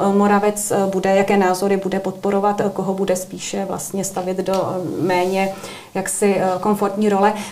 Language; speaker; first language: Czech; native; Czech